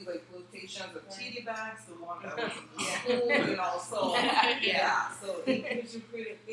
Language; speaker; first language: English; non-native, local second language; Igbo